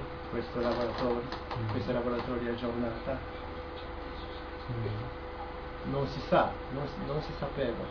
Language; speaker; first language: Italian; non-native, learner; Japanese